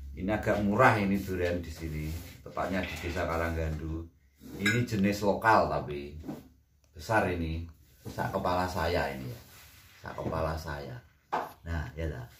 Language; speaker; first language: Indonesian; non-native, local second language; Javanese